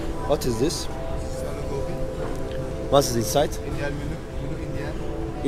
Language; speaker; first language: English; non-native, learner; Turkish